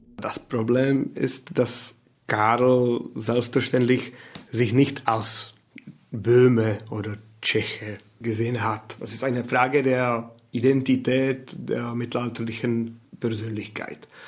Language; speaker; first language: German; non-native, fluent; Czech